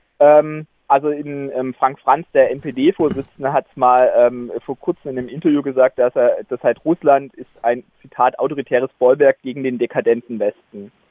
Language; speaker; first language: German; native; German